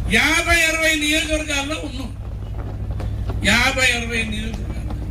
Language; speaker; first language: Telugu; non-native, local second language; Lambadi